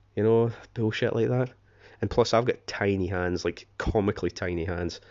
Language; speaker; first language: English; native; English